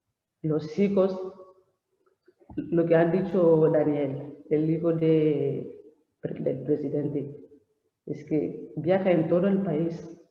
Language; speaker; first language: Spanish; non-native, learner; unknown